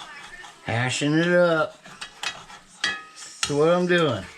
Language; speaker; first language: English; native; English